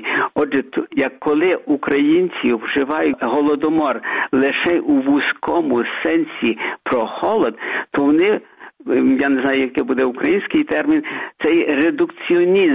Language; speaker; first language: Ukrainian; early bilingual, heritage; Ukrainian